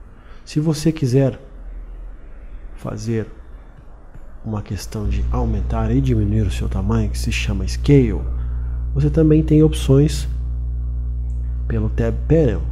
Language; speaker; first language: Portuguese; native; Portuguese